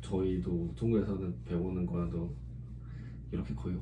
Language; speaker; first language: Korean; non-native, learner; Chinese